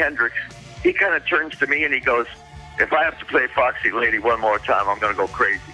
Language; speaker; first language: English; native; English